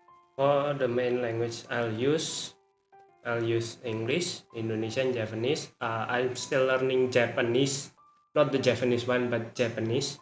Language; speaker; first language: English; non-native, learner; Indonesian